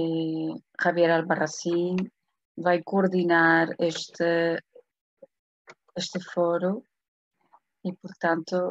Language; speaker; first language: Spanish; non-native, fluent; Portuguese